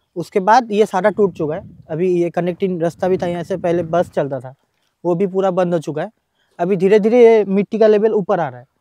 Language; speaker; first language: Hindi; non-native, local second language; Bangla